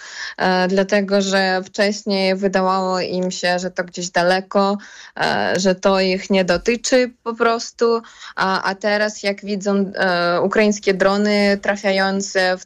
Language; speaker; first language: Polish; non-native, fluent; Ukrainian